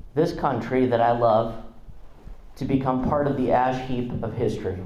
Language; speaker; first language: English; non-native, fluent; Russian